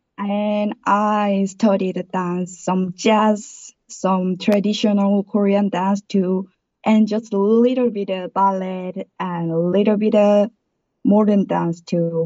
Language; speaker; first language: English; non-native, learner; Korean